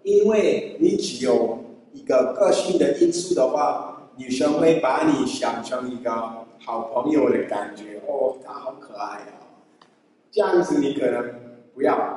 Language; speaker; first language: Chinese; non-native, fluent; English